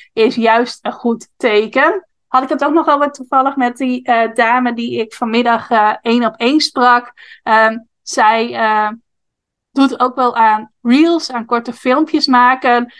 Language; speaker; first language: Dutch; native; Dutch